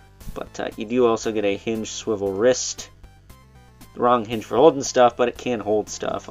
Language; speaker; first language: English; native; English